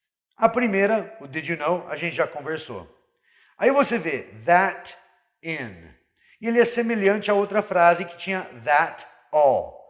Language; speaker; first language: Portuguese; non-native, fluent; English